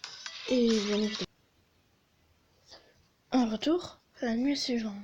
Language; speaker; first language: French; native; French